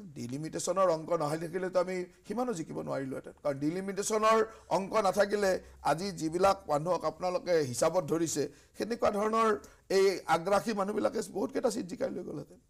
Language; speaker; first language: Assamese; native; Assamese